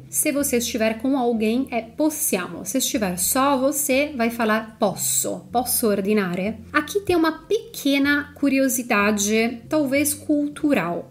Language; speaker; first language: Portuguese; non-native, fluent; Italian